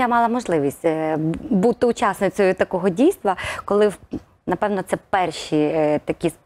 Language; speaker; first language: Ukrainian; native; Ukrainian